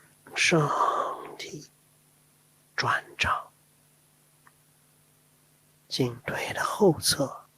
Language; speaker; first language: Chinese; native; Chinese